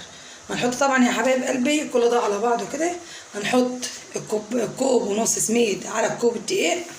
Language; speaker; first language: Arabic; native; Arabic